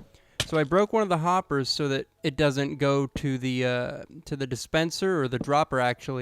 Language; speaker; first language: English; native; English